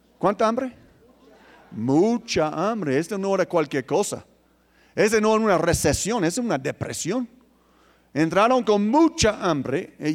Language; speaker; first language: Spanish; non-native, fluent; English